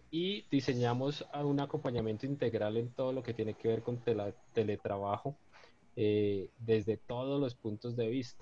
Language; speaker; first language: Spanish; native; Spanish